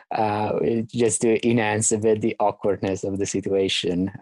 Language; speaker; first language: English; non-native, fluent; Italian